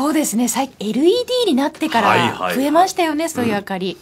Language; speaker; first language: Japanese; native; Japanese